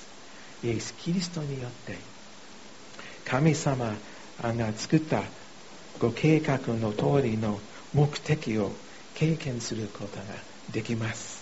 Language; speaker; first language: Japanese; non-native, fluent; English